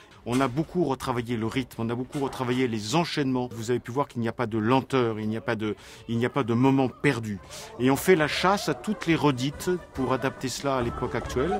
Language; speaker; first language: French; native; French